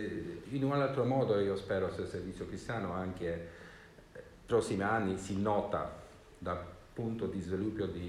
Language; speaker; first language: Italian; non-native, learner; Swedish